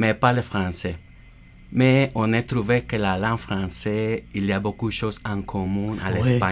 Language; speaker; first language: French; non-native, learner; Spanish